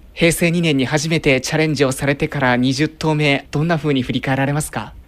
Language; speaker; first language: Japanese; native; Japanese